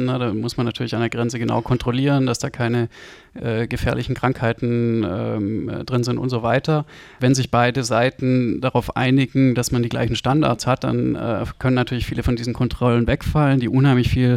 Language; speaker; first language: German; native; German